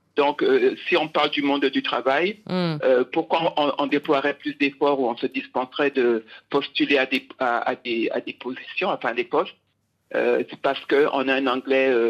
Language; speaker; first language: French; native; French